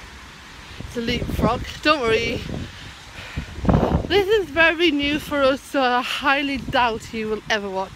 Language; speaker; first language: English; native; English